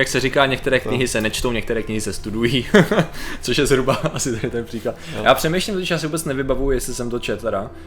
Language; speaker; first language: Czech; native; Czech